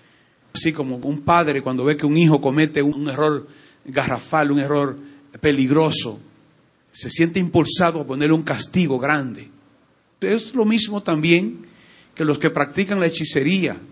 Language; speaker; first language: Spanish; native; Spanish